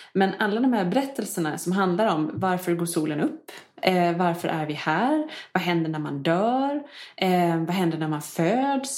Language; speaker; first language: Swedish; native; Swedish